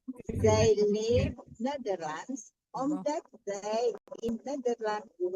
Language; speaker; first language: Dutch; non-native, learner; Indonesian